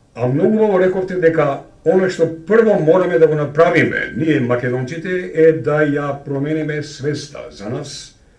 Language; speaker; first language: Macedonian; native; Macedonian